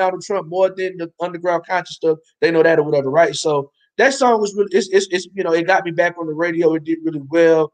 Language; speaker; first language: English; native; English